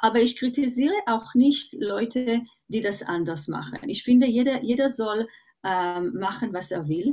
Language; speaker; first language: German; non-native, fluent; Hebrew